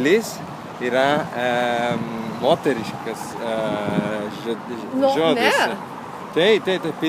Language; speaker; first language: Lithuanian; non-native, learner; Italian